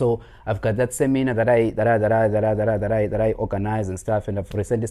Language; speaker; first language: English; non-native, local second language; Xhosa